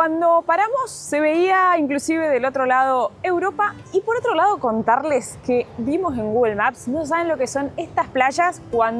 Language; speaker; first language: Spanish; native; Spanish